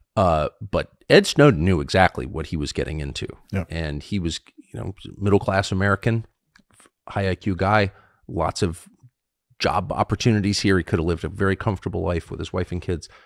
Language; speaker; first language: English; native; English